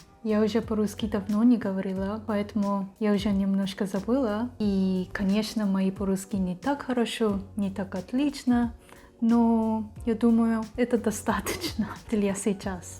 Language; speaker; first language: Russian; non-native, learner; Japanese